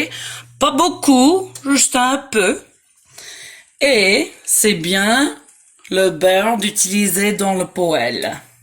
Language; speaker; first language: French; non-native, fluent; English